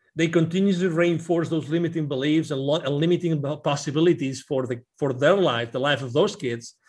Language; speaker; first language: English; non-native, fluent; Spanish